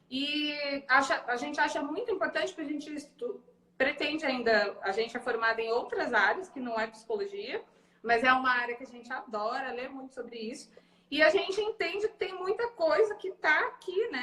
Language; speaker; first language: Portuguese; native; Portuguese